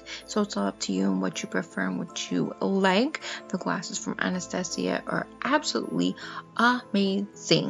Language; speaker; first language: English; native; English